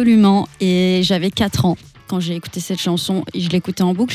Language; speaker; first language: French; native; French